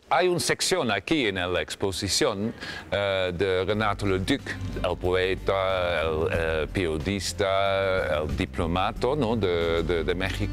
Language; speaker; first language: Spanish; non-native, fluent; English